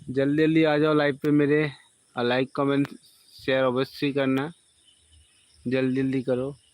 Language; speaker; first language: Hindi; non-native, local second language; Bangla